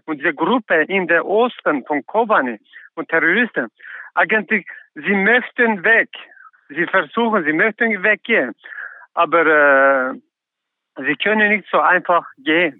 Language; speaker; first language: German; non-native, learner; Kurdish